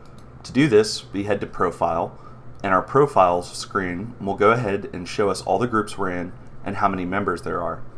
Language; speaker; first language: English; native; English